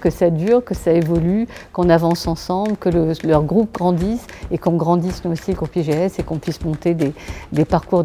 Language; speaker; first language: French; native; French